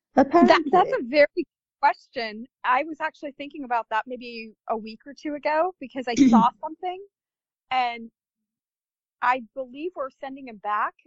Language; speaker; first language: English; native; English